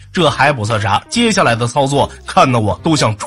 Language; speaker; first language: Chinese; native; Chinese